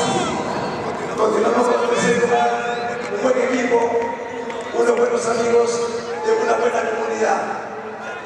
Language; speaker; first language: Spanish; native; Spanish